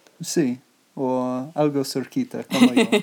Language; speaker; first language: Spanish; non-native, learner; English